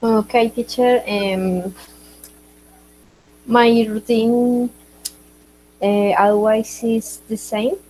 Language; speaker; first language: English; non-native, learner; Spanish